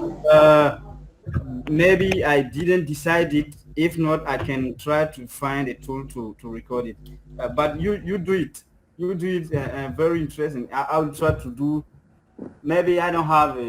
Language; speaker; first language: English; non-native, fluent; French